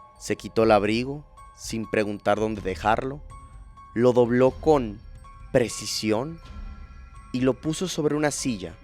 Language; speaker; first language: Spanish; native; Spanish